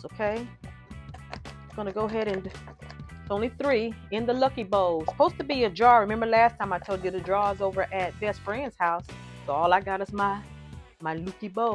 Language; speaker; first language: English; native; English